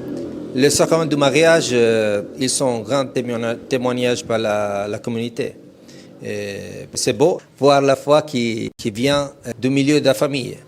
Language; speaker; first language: French; non-native, fluent; Italian